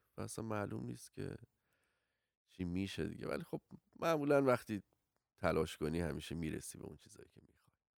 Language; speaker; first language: Persian; native; Persian